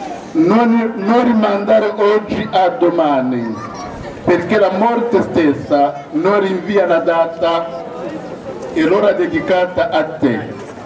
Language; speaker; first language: Italian; non-native, fluent; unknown